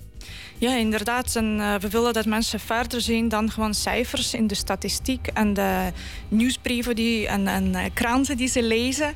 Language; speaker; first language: Dutch; non-native, fluent; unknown